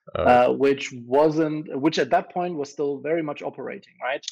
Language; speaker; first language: English; non-native, fluent; German